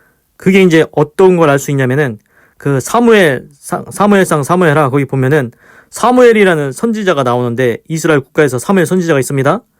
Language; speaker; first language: Korean; native; Korean